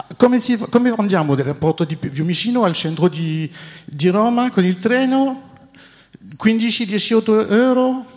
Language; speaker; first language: Italian; non-native, fluent; French